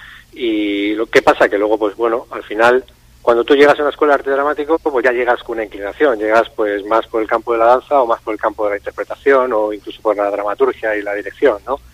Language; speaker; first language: Spanish; native; Spanish